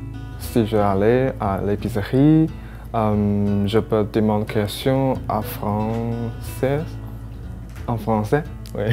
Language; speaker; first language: French; non-native, learner; Chinese